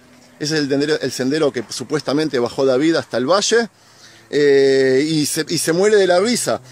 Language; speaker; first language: Spanish; native; Spanish